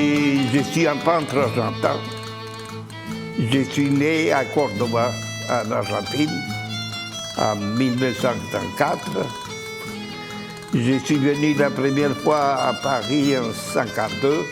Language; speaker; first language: French; non-native, fluent; Spanish